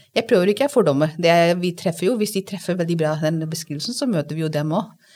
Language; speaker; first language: Norwegian; non-native, fluent; Hindi